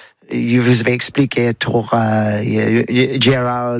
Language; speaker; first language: French; non-native, learner; English